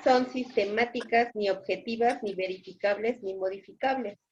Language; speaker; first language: Spanish; native; Spanish